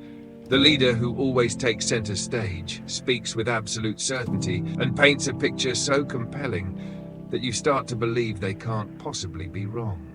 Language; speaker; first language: English; native; English